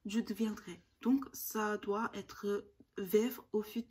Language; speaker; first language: French; non-native, learner; Korean